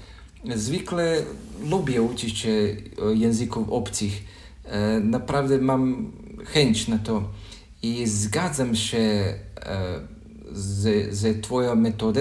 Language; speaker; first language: Polish; non-native, learner; Croatian